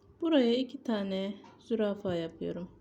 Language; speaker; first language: Turkish; native; Turkish